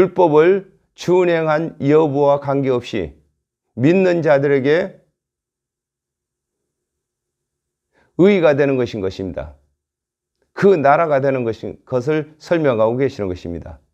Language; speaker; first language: Korean; native; Korean